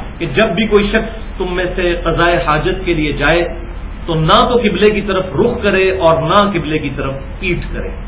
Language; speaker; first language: Urdu; non-native, local second language; Punjabi